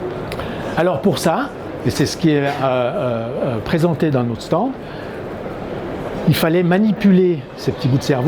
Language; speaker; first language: French; native; French